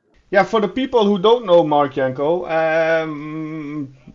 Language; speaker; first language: English; non-native, fluent; Dutch